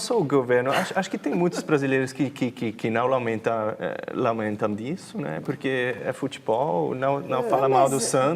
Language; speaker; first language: Portuguese; non-native, fluent; German